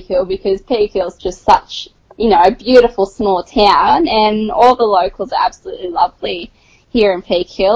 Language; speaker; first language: English; native; English